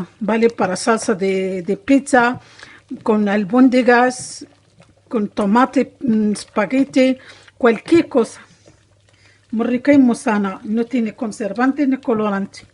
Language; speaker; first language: Spanish; non-native, learner; Arabic